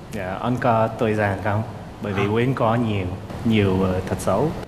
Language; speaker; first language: Vietnamese; non-native, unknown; English